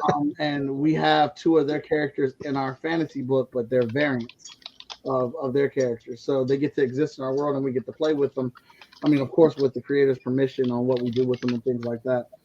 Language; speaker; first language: English; native; English